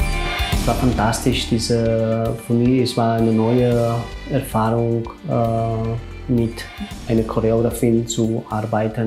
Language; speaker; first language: German; non-native, fluent; Catalan